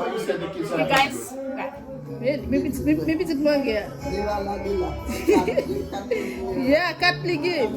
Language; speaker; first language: English; non-native, learner; Haitian Creole